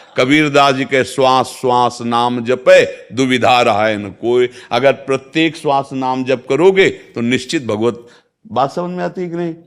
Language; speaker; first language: Hindi; native; Hindi